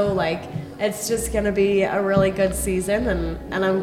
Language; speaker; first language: English; native; English